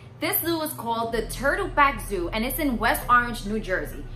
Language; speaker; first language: English; early bilingual, other home language; Spanish